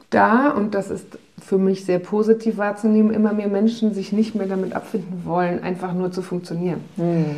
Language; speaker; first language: German; early bilingual, other home language; Polish